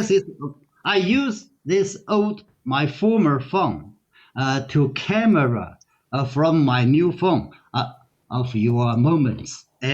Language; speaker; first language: English; non-native, learner; Chinese